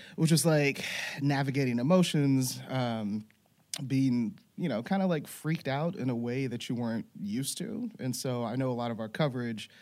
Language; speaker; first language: English; native; English